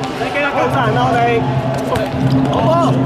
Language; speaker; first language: Chinese; native; Chinese